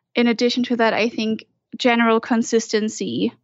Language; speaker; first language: English; non-native, fluent; German